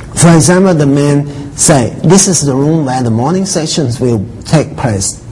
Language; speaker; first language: English; non-native, fluent; Thai